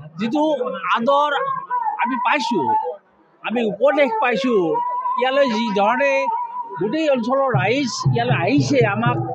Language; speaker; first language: Assamese; native; Assamese